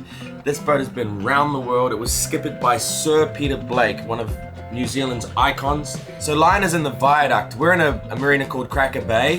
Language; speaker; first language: English; native; English